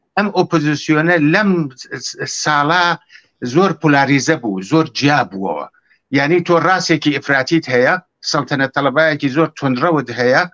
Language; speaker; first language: Central Kurdish; native; Central Kurdish